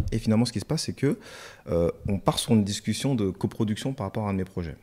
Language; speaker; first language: French; native; French